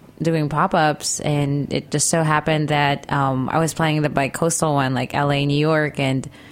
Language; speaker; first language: English; non-native, local second language; Filipino